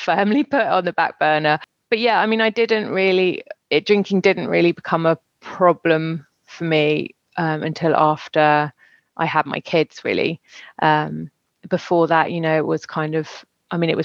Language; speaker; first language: English; native; English